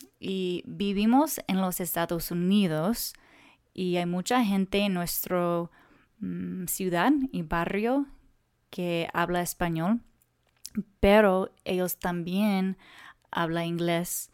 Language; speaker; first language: Spanish; non-native, learner; English